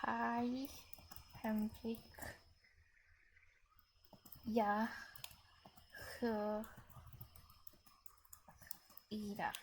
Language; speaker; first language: Danish; non-native, learner; English